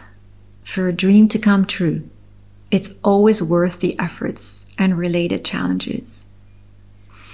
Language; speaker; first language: English; non-native, fluent; French